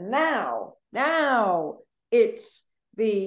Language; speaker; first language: English; native; English